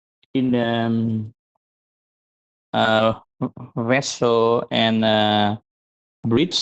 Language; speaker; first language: English; non-native, learner; Vietnamese